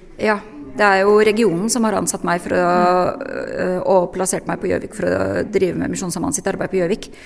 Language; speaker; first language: Norwegian; native; Norwegian